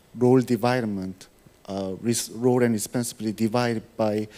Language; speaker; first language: English; non-native, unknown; Korean